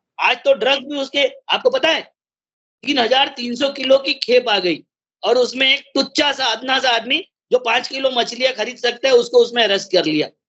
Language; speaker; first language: Hindi; non-native, local second language; Marathi